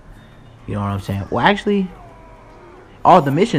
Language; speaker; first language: English; native; English